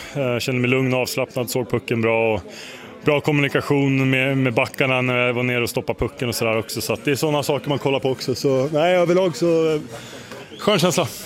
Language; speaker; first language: Swedish; native; Swedish